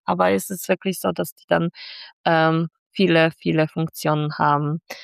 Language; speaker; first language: German; non-native, fluent; Polish